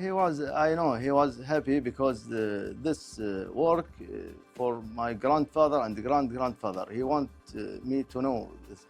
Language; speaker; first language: English; non-native, local second language; Arabic